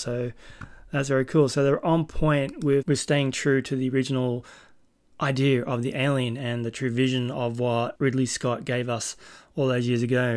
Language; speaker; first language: English; native; English